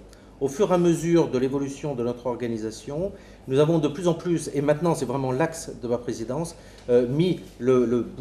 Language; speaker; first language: French; native; French